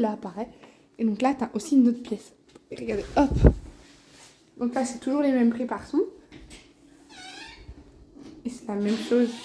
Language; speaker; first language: French; native; French